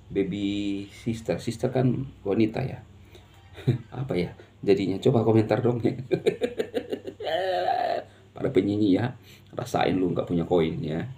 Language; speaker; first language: Indonesian; native; Indonesian